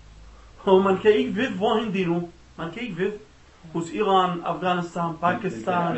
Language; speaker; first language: Danish; non-native, learner; Arabic